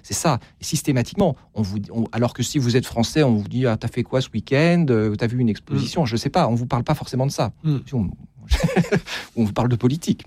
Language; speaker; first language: French; native; French